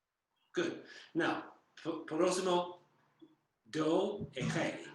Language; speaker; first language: Portuguese; non-native, learner; English